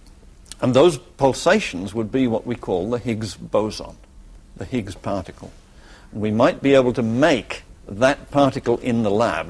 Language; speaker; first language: English; native; English